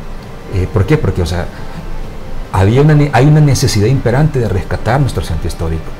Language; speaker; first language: Spanish; native; Spanish